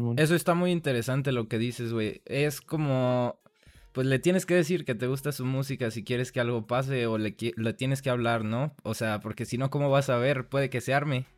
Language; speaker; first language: Spanish; native; Spanish